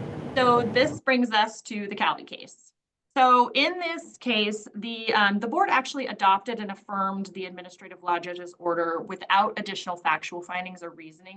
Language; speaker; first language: English; native; English